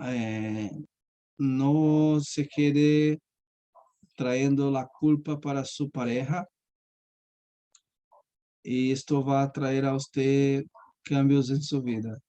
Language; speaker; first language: Spanish; non-native, learner; Portuguese